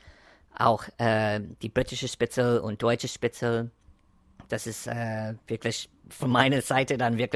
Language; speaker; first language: German; non-native, fluent; English